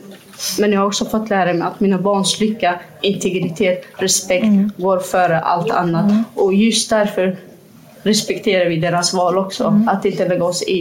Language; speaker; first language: Swedish; non-native, fluent; Kurdish